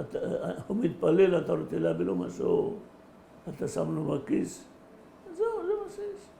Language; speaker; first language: Hebrew; early bilingual, other home language; Arabic